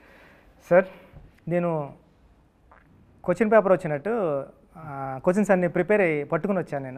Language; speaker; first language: Telugu; native; Telugu